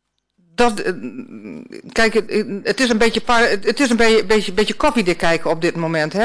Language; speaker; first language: Dutch; native; Dutch